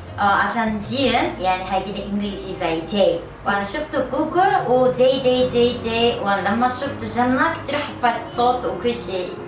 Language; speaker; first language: Arabic; non-native, learner; Korean